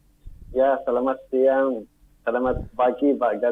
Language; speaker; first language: Indonesian; non-native, learner; Arabic